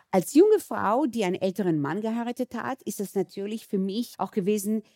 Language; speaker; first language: German; early bilingual, other home language; Hebrew